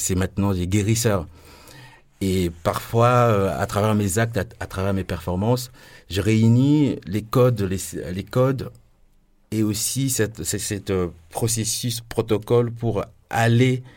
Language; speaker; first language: French; non-native, local second language; Lingala